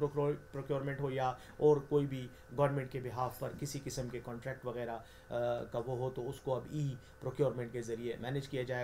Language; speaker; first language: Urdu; non-native, local second language; Pashto